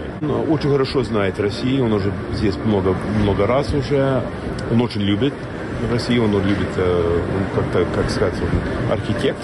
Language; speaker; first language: Russian; non-native, learner; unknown